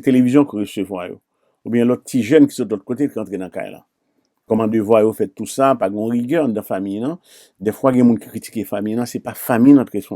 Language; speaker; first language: French; non-native, local second language; Haitian Creole